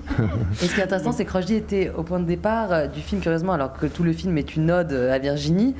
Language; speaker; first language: French; native; French